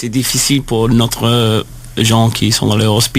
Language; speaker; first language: French; non-native, learner; English